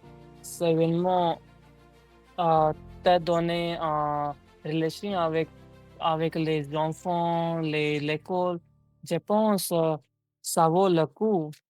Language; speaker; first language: French; non-native, learner; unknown